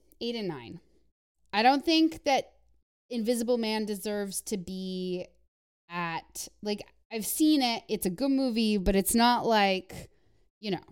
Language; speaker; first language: English; non-native, fluent; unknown